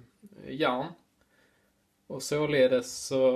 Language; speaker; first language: Swedish; native; Swedish